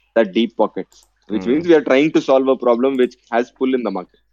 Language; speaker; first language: English; non-native, local second language; Telugu